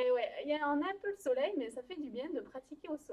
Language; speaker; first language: French; native; French